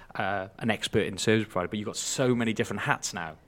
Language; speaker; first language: English; native; English